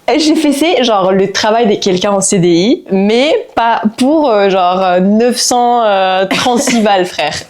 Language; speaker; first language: French; non-native, fluent; Spanish